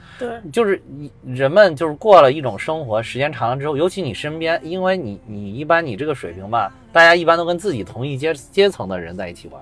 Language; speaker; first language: Chinese; native; Chinese